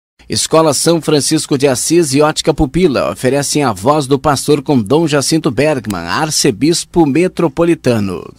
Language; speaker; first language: Portuguese; native; Portuguese